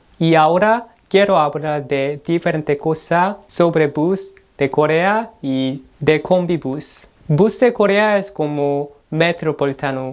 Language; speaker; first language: Spanish; non-native, learner; Korean